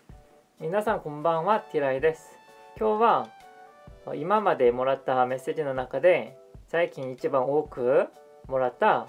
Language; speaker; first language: Japanese; non-native, fluent; Korean